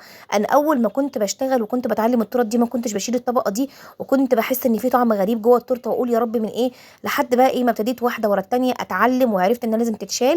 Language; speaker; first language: Arabic; native; Arabic